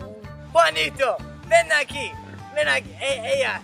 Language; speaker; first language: Spanish; non-native, learner; English